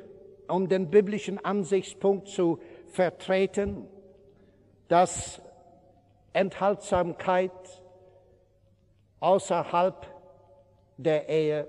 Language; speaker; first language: German; non-native, fluent; English